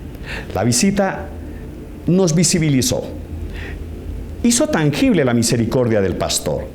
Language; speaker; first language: Spanish; native; Spanish